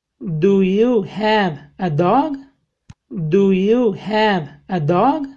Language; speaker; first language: English; non-native, fluent; Spanish